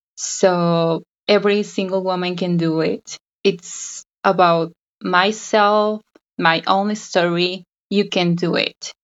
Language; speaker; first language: English; non-native, learner; Spanish